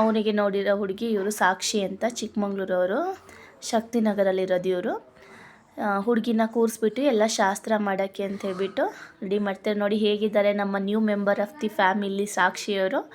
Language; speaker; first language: Kannada; native; Kannada